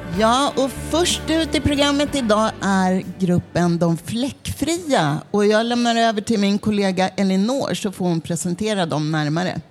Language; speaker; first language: Swedish; native; Swedish